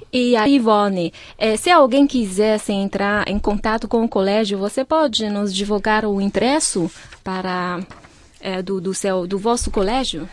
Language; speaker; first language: Portuguese; non-native, fluent; Chinese